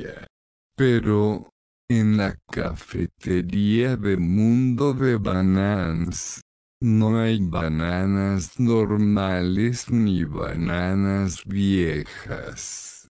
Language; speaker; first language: Spanish; non-native, learner; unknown